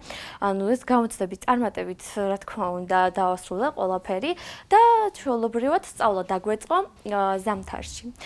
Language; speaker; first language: Georgian; non-native, local second language; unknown